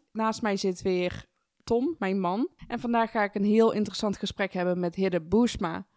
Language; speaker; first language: Dutch; early bilingual, other home language; Persian